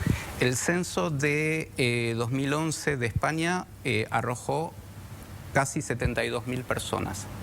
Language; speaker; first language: Spanish; native; Spanish